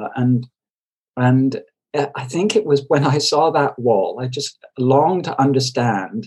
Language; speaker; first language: English; native; English